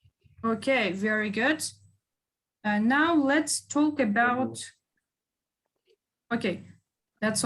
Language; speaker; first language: English; non-native, fluent; Kyrgyz